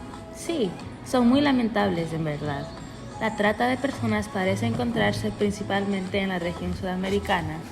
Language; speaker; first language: Spanish; early bilingual, heritage; Spanish